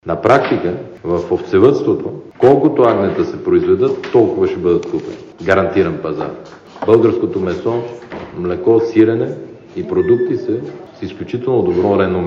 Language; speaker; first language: Bulgarian; native; Bulgarian